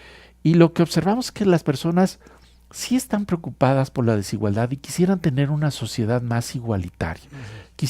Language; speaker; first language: Spanish; native; Spanish